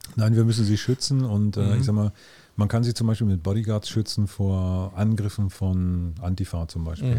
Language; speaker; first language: German; native; German